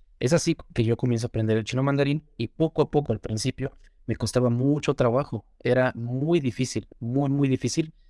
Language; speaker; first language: Spanish; native; Spanish